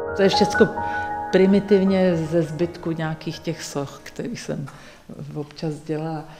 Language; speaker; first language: Czech; native; Czech